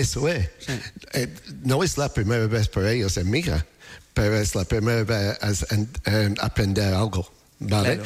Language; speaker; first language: Spanish; non-native, fluent; English